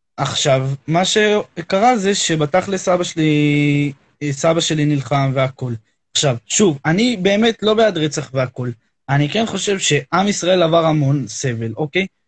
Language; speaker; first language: Hebrew; native; Hebrew